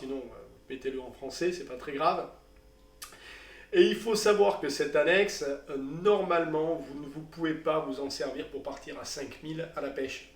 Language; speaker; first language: French; native; French